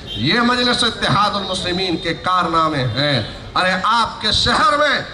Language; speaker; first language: Urdu; native; Urdu